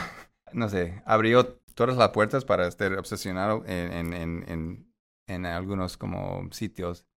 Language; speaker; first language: Spanish; non-native, fluent; English